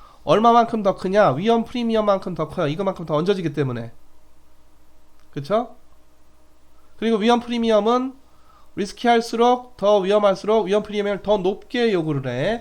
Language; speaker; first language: Korean; native; Korean